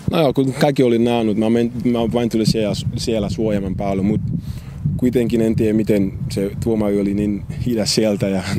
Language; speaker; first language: Finnish; non-native, learner; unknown